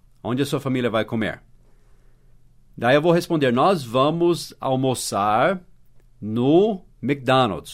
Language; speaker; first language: Portuguese; non-native, fluent; English